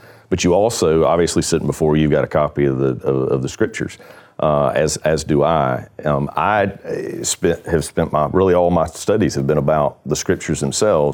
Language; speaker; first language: English; native; English